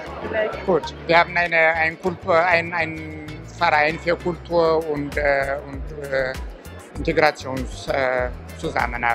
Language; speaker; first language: German; non-native, fluent; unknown